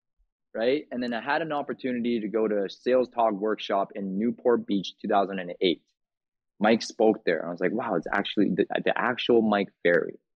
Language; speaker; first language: English; early bilingual, other home language; Chinese